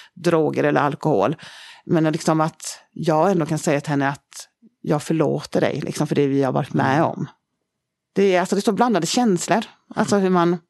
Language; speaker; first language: Swedish; native; Swedish